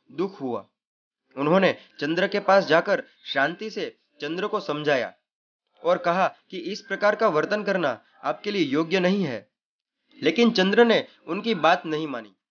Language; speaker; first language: Hindi; non-native, local second language; Gujarati